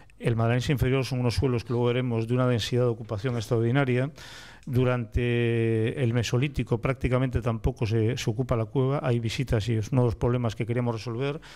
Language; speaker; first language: Spanish; native; Spanish